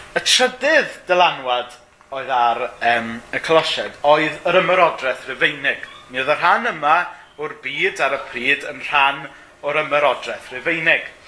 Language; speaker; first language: Welsh; native; Welsh